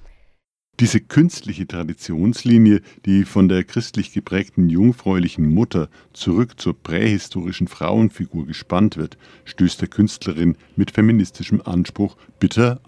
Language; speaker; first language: German; native; German